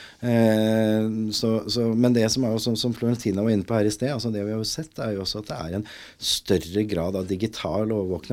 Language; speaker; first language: Norwegian; native; Norwegian